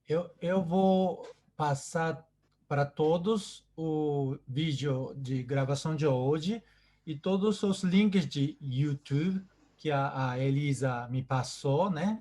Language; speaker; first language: Portuguese; non-native, fluent; Japanese